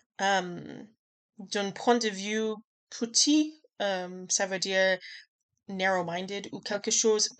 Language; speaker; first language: French; non-native, learner; English